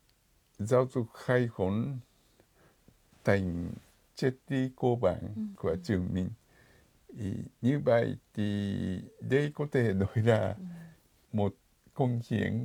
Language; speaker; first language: Vietnamese; non-native, fluent; Japanese